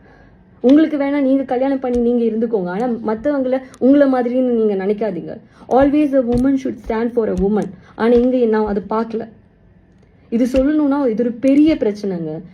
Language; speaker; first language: Tamil; non-native, local second language; Malayalam